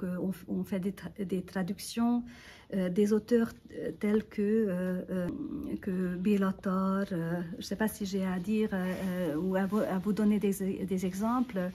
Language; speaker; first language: French; non-native, fluent; Hungarian